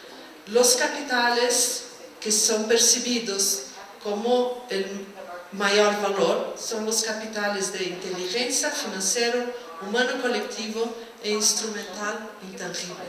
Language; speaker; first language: Spanish; non-native, fluent; Portuguese